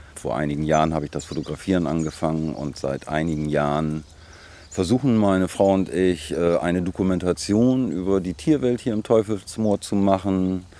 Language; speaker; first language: German; native; German